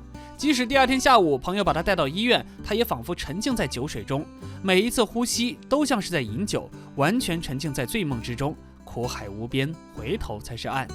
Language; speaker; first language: Chinese; native; Chinese